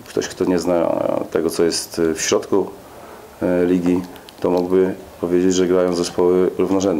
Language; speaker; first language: Polish; native; Polish